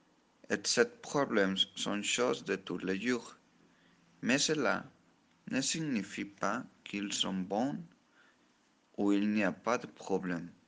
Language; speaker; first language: French; non-native, learner; Spanish